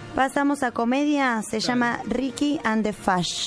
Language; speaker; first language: Spanish; native; Spanish